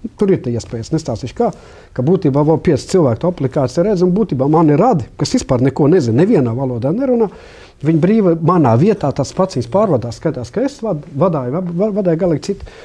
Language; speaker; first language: Latvian; non-native, local second language; Russian